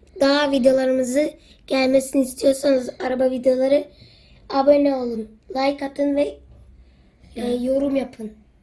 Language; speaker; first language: Turkish; native; Turkish